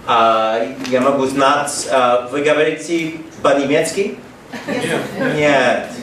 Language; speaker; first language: Russian; non-native, learner; English